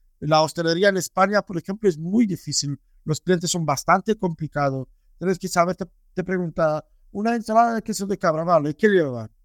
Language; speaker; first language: Spanish; non-native, fluent; Romanian